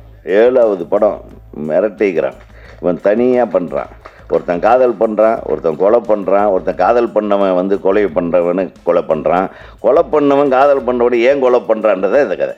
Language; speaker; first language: Tamil; native; Tamil